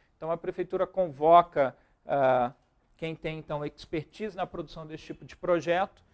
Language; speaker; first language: Portuguese; native; Portuguese